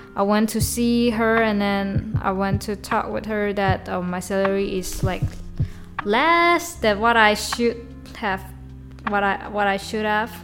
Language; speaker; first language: English; non-native, local second language; Chinese